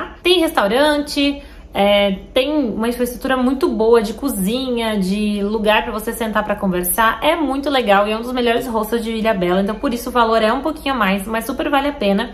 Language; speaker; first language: Portuguese; native; Portuguese